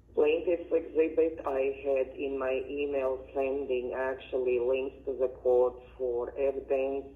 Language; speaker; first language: English; non-native, fluent; Latvian